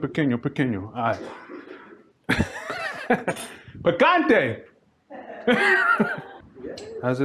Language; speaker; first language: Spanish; non-native, learner; English